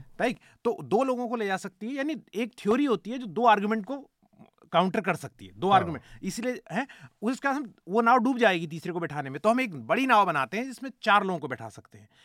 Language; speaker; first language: Hindi; native; Hindi